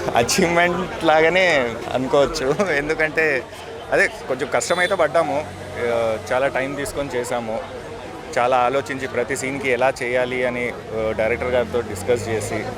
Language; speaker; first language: Telugu; native; Telugu